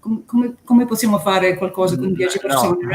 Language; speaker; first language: Italian; early bilingual, heritage; English